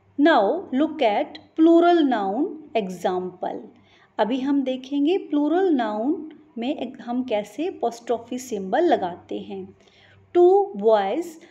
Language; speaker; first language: Hindi; native; Hindi